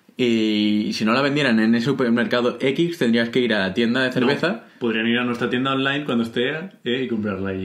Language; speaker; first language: Spanish; native; Spanish